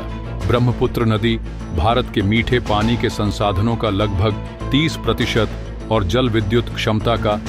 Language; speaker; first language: Hindi; native; Hindi